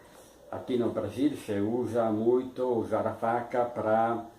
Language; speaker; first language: Portuguese; non-native, fluent; Italian